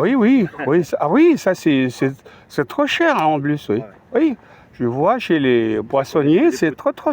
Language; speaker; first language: French; non-native, fluent; Arabic